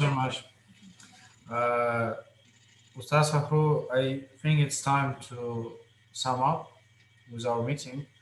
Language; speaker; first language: English; non-native, fluent; Russian